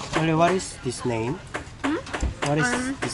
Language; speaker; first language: English; non-native, learner; Korean